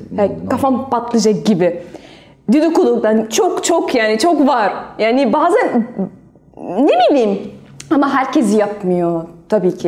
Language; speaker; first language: Turkish; non-native, learner; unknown